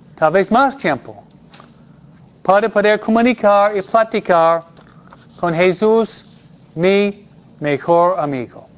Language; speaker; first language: Spanish; native; Spanish